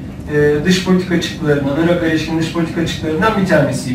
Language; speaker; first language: Turkish; native; Turkish